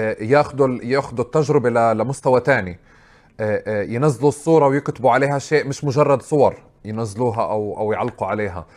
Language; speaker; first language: Arabic; native; Arabic